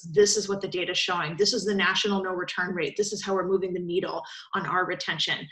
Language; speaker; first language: English; native; English